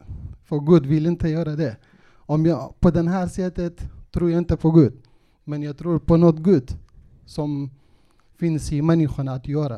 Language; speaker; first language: Swedish; non-native, local second language; Kurdish